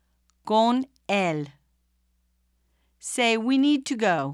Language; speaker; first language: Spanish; non-native, fluent; English